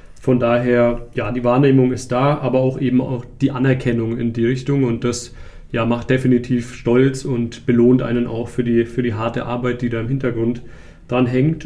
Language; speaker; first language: German; native; German